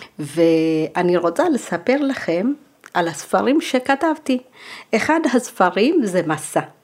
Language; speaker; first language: Hebrew; early bilingual, other home language; Amharic